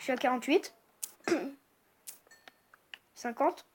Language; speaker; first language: French; native; French